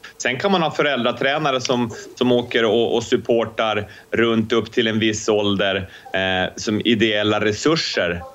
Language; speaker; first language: Swedish; native; Swedish